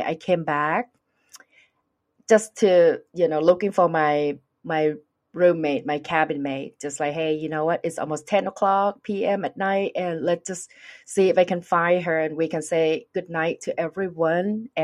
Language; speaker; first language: English; non-native, fluent; Thai